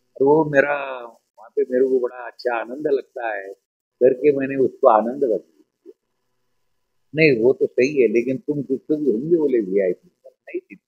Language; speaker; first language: Hindi; non-native, local second language; Marathi